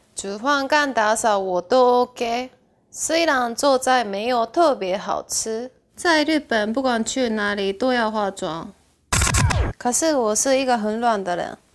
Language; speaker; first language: Chinese; non-native, fluent; Japanese